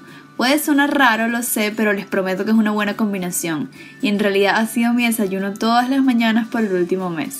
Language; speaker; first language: Spanish; native; Spanish